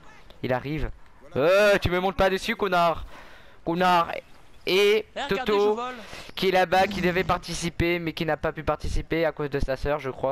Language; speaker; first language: French; native; French